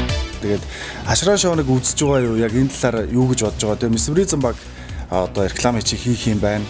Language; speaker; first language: Mongolian; native; Mongolian